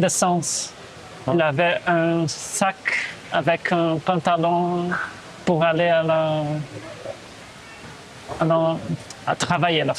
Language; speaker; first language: French; non-native, fluent; Portuguese